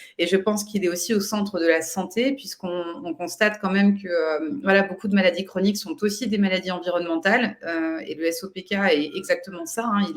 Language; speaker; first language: French; native; French